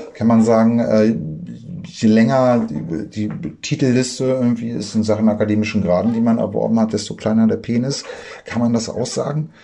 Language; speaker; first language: German; native; German